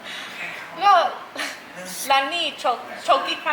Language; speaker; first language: Thai; non-native, learner; English